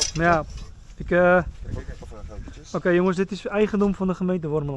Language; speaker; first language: Dutch; native; Dutch